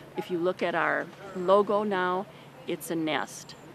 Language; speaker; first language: English; native; English